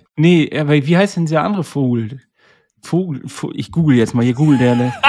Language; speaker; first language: German; native; German